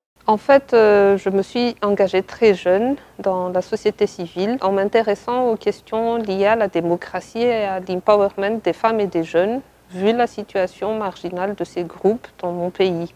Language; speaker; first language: French; non-native, local second language; Malagasy